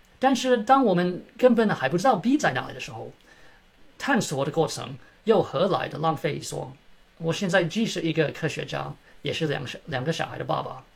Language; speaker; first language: Chinese; early bilingual, heritage; Chinese